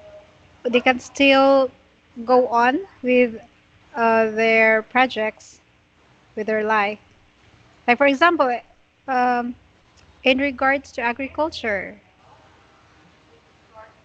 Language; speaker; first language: English; non-native, fluent; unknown